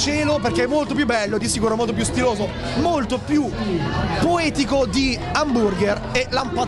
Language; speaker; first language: Italian; native; Italian